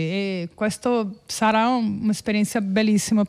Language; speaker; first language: Italian; non-native, fluent; Portuguese